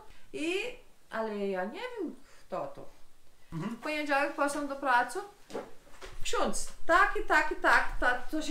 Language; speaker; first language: Polish; early bilingual, heritage; Polish